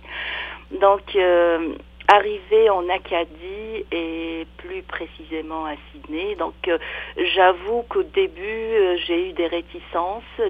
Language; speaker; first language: French; non-native, local second language; Arabic